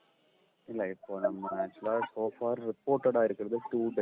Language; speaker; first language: Tamil; native; Tamil